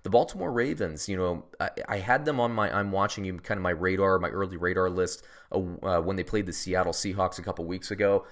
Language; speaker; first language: English; native; English